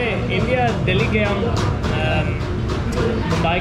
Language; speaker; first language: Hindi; non-native, fluent; English